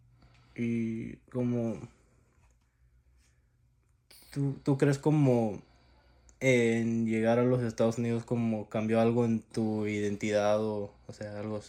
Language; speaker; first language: Spanish; early bilingual, heritage; Spanish